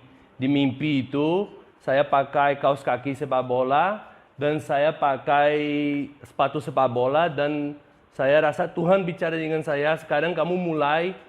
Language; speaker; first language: Indonesian; non-native, fluent; Portuguese